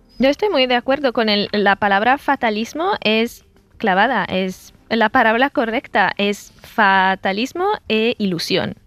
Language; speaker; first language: Spanish; non-native, fluent; Italian